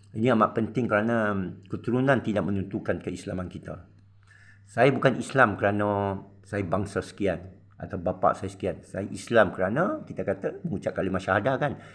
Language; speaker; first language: Malay; non-native, local second language; Min Nan Chinese